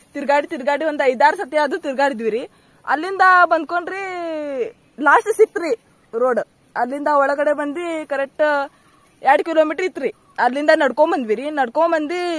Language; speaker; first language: Kannada; native; Kannada